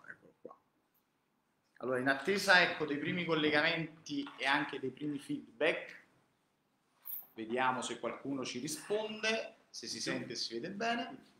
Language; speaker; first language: Italian; native; Italian